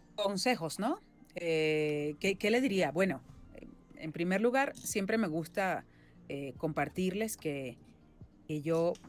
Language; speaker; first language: Spanish; native; Spanish